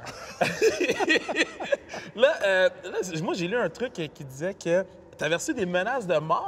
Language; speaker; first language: French; native; French